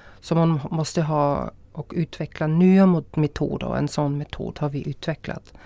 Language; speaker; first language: Swedish; non-native, fluent; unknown